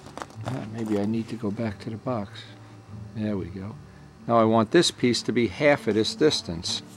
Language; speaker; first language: English; native; English